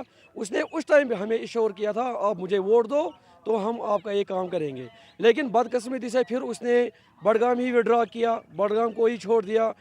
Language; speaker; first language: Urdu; non-native, local second language; Kashmiri